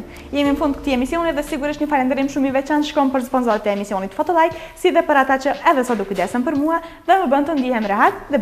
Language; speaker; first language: Albanian; native; Albanian